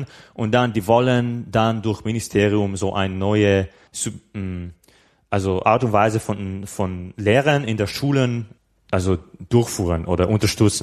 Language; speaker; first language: German; non-native, fluent; Slovak